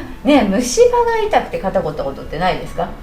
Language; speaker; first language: Japanese; native; Japanese